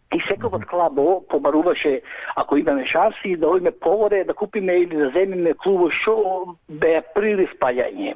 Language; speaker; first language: Macedonian; native; Macedonian